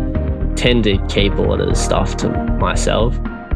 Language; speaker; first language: English; native; English